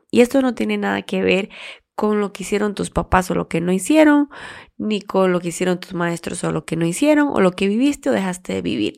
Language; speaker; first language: Spanish; native; Spanish